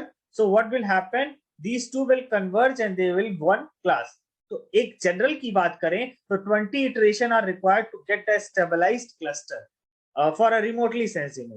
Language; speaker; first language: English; non-native, local second language; Hindi